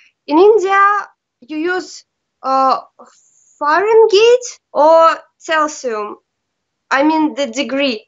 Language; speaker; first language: English; non-native, learner; Russian